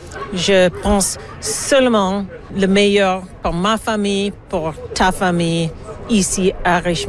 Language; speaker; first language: French; non-native, local second language; English